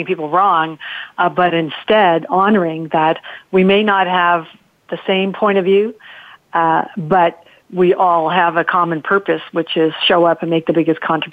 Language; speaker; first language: English; early bilingual, other home language; Italian